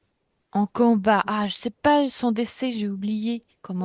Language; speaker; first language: French; non-native, fluent; Russian